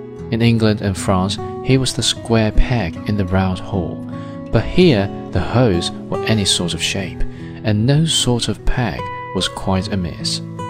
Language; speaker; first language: English; non-native, fluent; Chinese